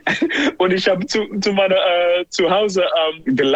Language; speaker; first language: German; non-native, fluent; English